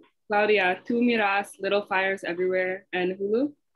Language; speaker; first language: Spanish; non-native, learner; English